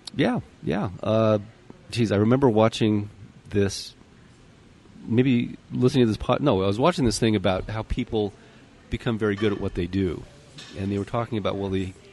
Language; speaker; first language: English; native; English